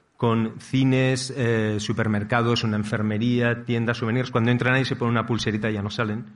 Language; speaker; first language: Spanish; native; Spanish